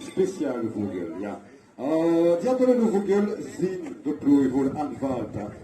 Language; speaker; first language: Dutch; non-native, local second language; French